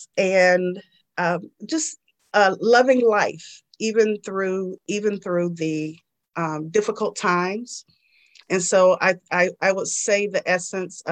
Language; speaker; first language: English; native; English